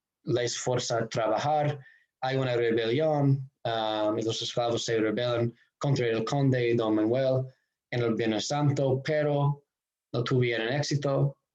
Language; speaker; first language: Spanish; non-native, fluent; English